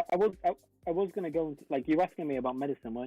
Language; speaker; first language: English; native; English